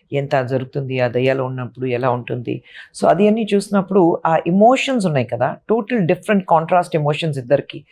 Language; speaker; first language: Telugu; non-native, fluent; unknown